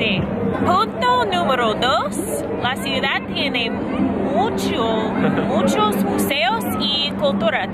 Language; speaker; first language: Spanish; non-native, learner; English